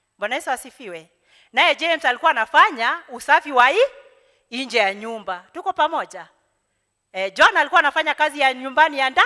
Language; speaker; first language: Swahili; non-native, local second language; Kikuyu